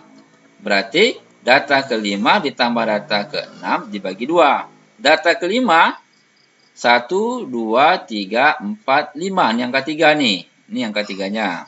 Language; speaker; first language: Indonesian; native; Indonesian